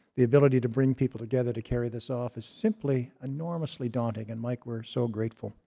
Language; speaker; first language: English; native; English